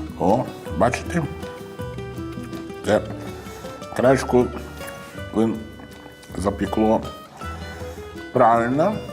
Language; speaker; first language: Ukrainian; non-native, learner; Italian